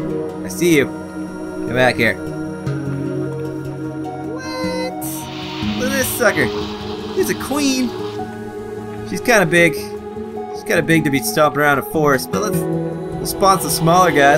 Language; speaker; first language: English; native; English